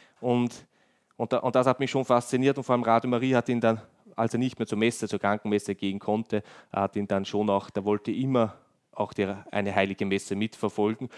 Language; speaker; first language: German; native; German